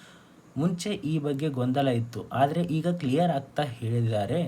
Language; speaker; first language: Kannada; native; Kannada